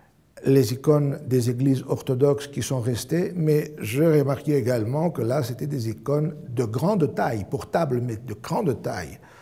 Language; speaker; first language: French; non-native, fluent; Greek